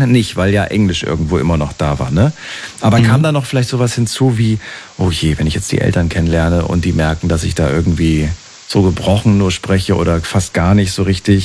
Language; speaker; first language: German; native; German